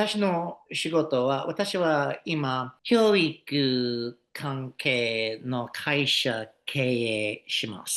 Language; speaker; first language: Japanese; non-native, learner; English